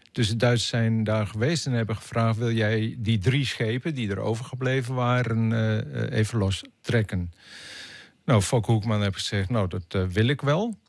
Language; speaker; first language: Dutch; native; Dutch